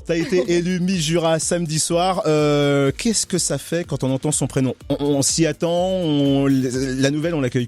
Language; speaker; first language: French; native; French